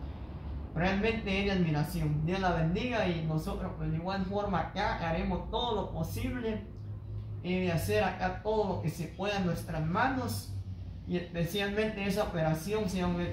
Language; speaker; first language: Spanish; native; Spanish